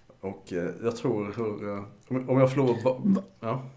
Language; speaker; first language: Swedish; native; Swedish